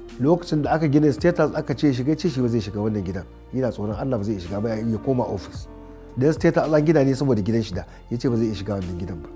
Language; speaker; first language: Hausa; native; Hausa